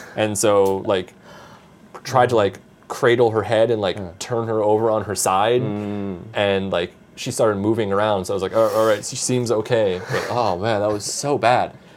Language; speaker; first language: English; native; English